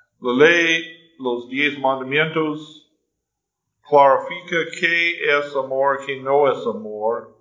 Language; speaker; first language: Spanish; non-native, fluent; English